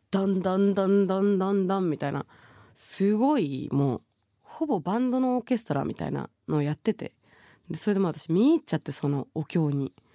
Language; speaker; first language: Japanese; early bilingual, other home language; Bangla